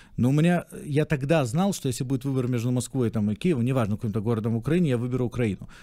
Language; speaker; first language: Russian; native; Russian